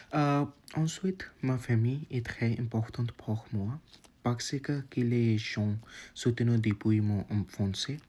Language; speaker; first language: French; non-native, learner; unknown